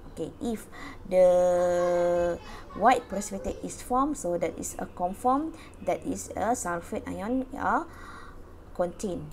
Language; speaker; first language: English; non-native, local second language; Malay